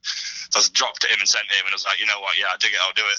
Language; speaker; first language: English; native; English